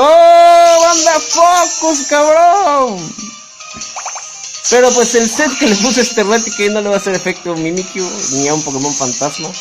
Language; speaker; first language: Spanish; native; Spanish